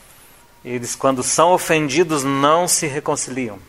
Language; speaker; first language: Portuguese; native; Portuguese